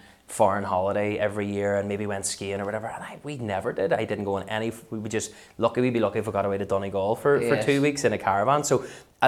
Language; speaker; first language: English; native; English